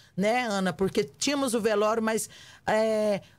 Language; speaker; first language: Portuguese; native; Portuguese